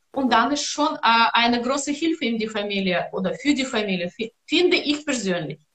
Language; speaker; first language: German; non-native, learner; Russian